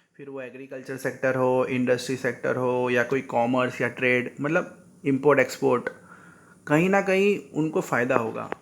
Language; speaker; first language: Hindi; native; Hindi